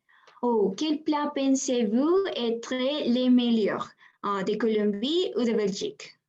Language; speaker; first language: French; non-native, learner; Spanish